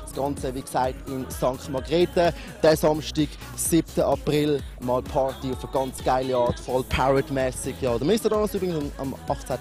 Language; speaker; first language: German; native; German